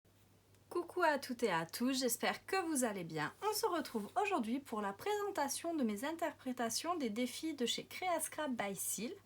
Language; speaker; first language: French; native; French